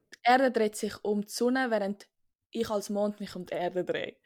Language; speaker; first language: Swiss German; native; Swiss German